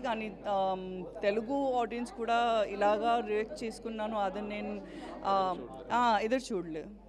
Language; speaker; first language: Telugu; non-native, learner; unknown